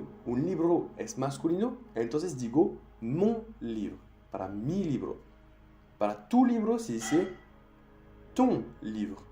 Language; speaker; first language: Spanish; non-native, fluent; French